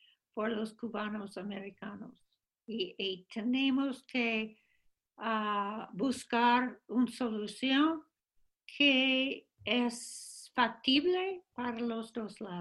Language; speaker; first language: Spanish; non-native, fluent; English